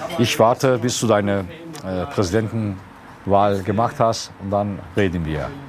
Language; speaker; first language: German; early bilingual, other home language; Turkish